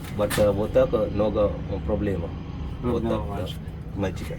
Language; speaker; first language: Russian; non-native, learner; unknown